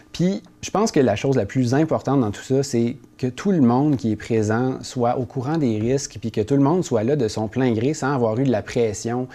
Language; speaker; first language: French; native; French